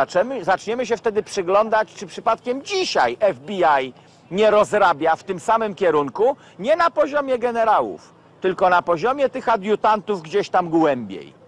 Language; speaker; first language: Polish; native; Polish